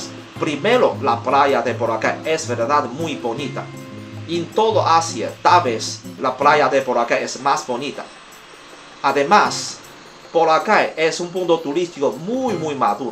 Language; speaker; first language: Spanish; non-native, learner; Chinese